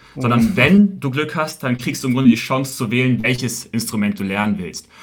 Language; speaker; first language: German; early bilingual, heritage; Chinese